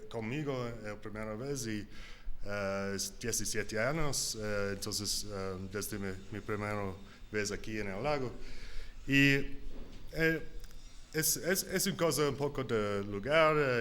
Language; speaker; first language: Spanish; non-native, learner; English